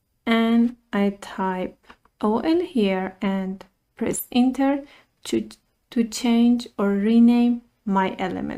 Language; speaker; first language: English; non-native, fluent; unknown